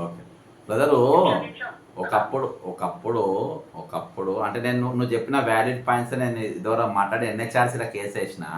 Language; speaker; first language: Telugu; native; Telugu